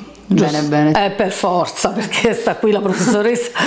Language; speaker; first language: Italian; native; Italian